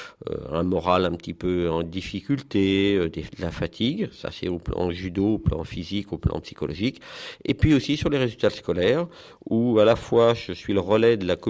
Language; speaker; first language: French; native; French